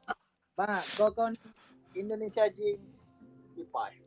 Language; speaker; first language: Japanese; non-native, local second language; Indonesian